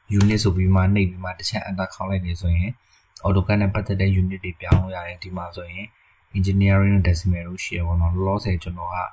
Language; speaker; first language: Burmese; native; Burmese